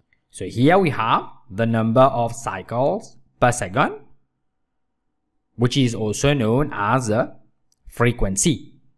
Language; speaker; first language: English; non-native, local second language; Morisyen